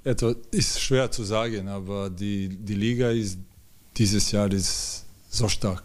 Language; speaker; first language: German; non-native, learner; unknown